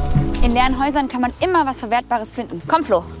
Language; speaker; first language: German; native; German